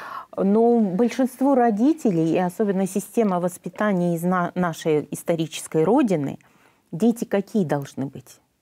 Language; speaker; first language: Russian; native; Russian